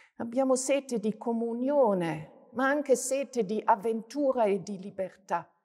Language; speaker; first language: Italian; non-native, fluent; German